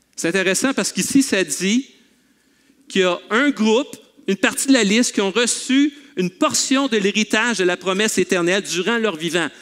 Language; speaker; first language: French; native; French